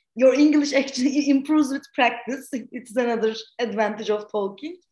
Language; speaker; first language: English; non-native, fluent; Turkish